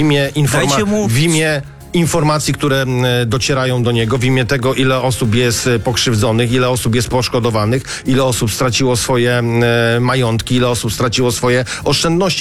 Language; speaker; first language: Polish; native; Polish